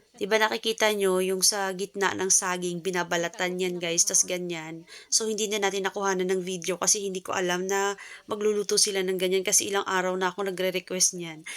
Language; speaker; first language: Filipino; non-native, local second language; Cebuano